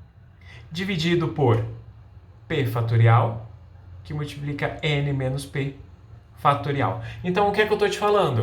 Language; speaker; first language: Portuguese; native; Portuguese